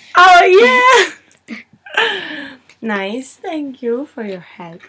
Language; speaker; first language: English; non-native, fluent; Greek